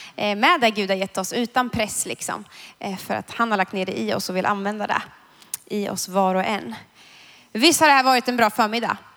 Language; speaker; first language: Swedish; native; Swedish